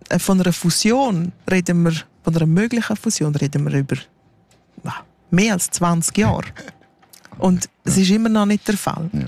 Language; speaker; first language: German; non-native, local second language; Romansh